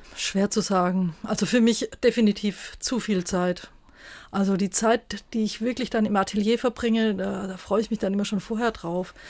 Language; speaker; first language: German; native; German